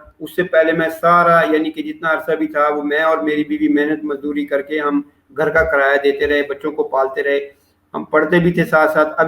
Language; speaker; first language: Urdu; non-native, local second language; Saraiki